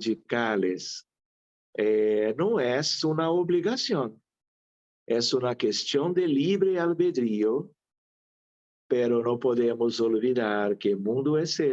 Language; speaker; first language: Spanish; non-native, fluent; Portuguese